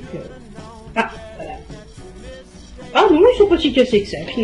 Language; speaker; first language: French; native; French